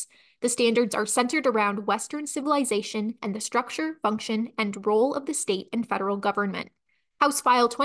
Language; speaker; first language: English; native; English